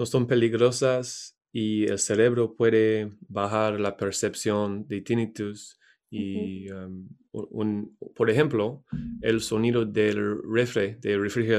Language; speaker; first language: Spanish; non-native, learner; English